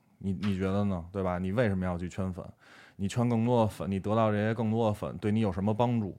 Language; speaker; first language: Chinese; native; Chinese